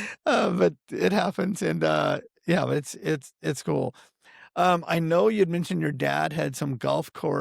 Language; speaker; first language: English; native; English